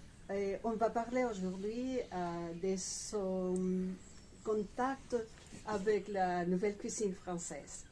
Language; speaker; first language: French; non-native, fluent; Spanish